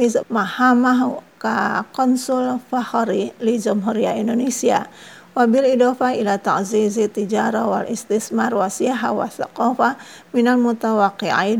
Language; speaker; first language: Arabic; non-native, fluent; Indonesian